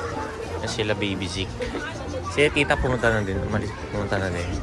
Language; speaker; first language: Filipino; native; Filipino